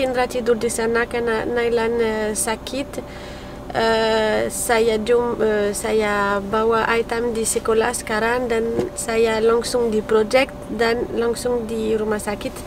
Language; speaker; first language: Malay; non-native, learner; French